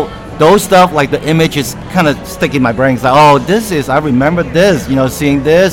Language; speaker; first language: English; non-native, local second language; Cantonese